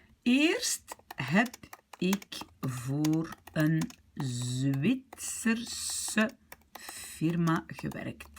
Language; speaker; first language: Dutch; non-native, local second language; French